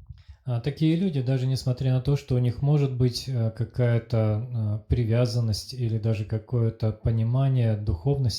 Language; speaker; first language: Russian; native; Russian